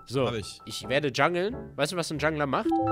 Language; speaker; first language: German; native; German